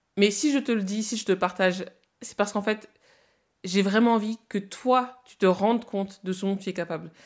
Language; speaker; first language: French; native; French